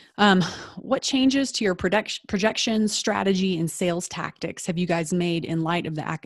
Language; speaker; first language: English; native; English